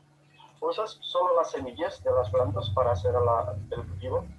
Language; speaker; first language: Spanish; non-native, fluent; Portuguese